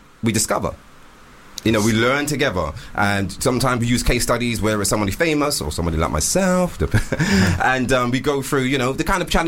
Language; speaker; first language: English; native; English